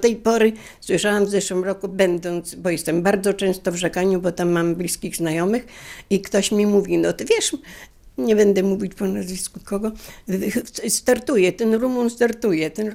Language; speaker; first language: Polish; native; Polish